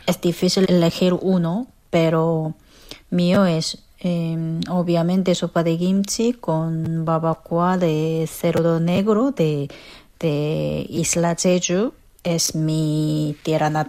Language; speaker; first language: Spanish; non-native, learner; Korean